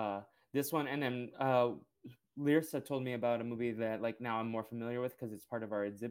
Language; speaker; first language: English; early bilingual, other home language; Portuguese